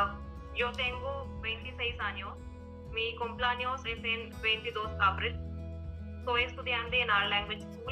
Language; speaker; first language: Spanish; non-native, learner; Hindi